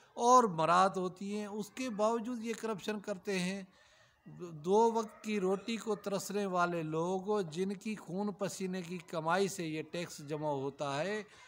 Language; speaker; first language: Urdu; native; Urdu